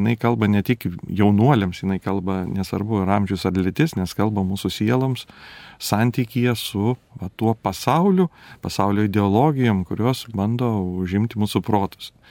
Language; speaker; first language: Lithuanian; native; Lithuanian